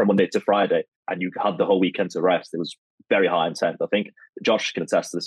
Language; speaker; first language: English; native; English